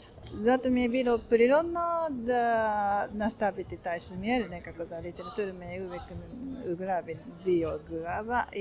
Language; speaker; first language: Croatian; non-native, learner; Japanese